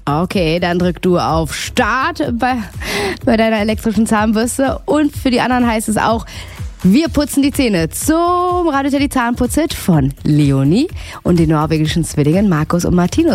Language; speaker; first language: German; native; German